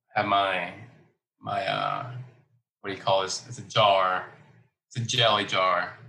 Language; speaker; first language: English; early bilingual, other home language; Spanish